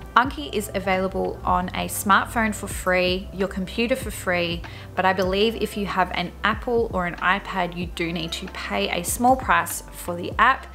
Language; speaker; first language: English; native; English